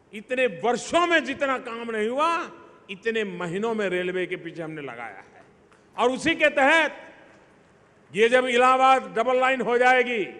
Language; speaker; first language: Hindi; non-native, local second language; Gujarati